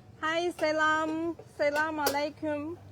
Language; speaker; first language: Turkish; non-native, learner; Chinese